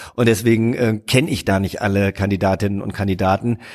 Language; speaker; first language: German; native; German